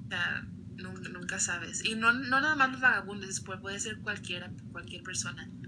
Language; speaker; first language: Spanish; early bilingual, other home language; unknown